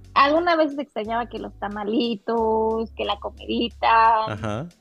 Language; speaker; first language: Spanish; native; Spanish